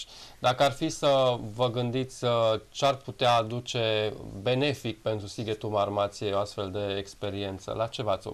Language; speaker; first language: Romanian; native; Romanian